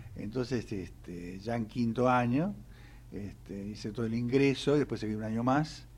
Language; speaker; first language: Spanish; native; Spanish